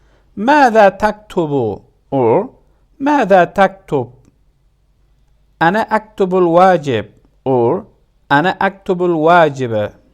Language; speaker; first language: Arabic; non-native, fluent; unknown